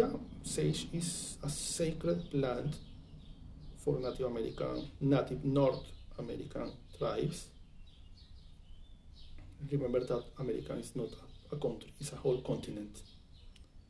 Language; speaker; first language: English; non-native, fluent; Spanish